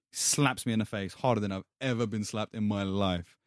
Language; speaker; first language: English; native; English